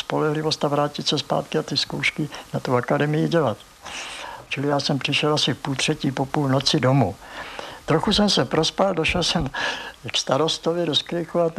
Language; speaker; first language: Czech; native; Czech